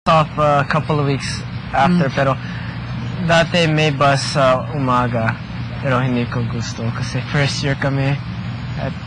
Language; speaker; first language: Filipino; early bilingual, heritage; Filipino